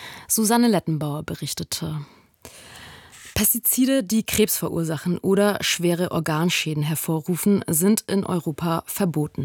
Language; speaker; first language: German; native; German